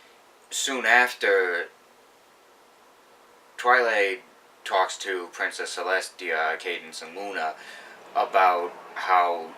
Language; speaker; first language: English; native; English